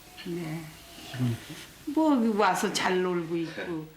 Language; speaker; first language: Korean; native; Korean